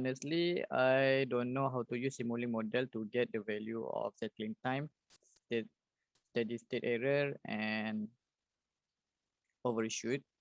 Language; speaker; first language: English; non-native, learner; Malay